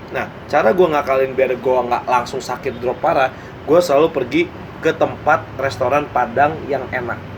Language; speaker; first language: Indonesian; native; Indonesian